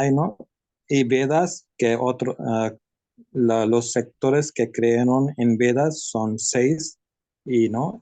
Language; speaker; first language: Spanish; non-native, learner; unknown